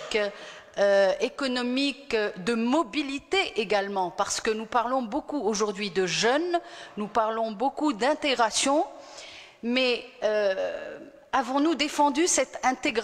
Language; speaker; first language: French; non-native, local second language; Arabic